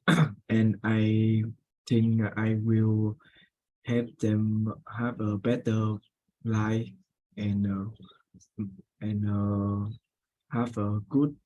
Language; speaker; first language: English; non-native, learner; Vietnamese